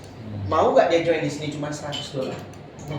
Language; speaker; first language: Indonesian; native; Indonesian